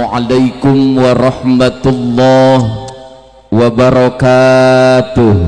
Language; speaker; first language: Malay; non-native, local second language; Sundanese